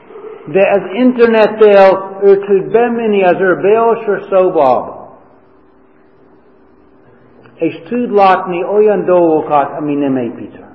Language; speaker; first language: Hungarian; non-native, fluent; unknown